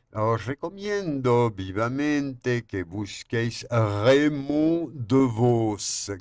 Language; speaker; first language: Spanish; non-native, fluent; French